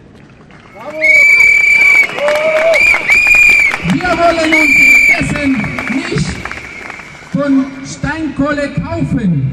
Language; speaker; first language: German; non-native, fluent; Spanish